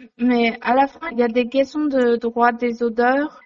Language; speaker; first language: French; non-native, learner; Chinese